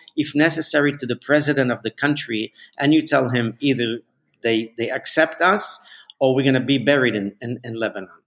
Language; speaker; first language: English; non-native, fluent; Arabic